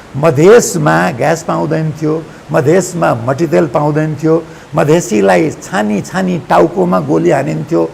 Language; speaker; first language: Nepali; non-native, local second language; Maithili